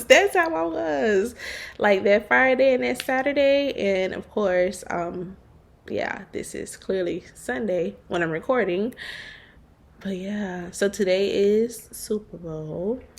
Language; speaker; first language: English; native; English